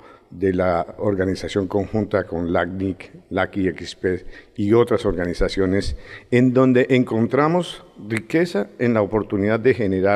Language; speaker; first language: Spanish; native; Spanish